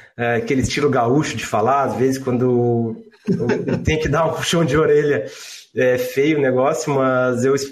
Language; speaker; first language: Portuguese; native; Portuguese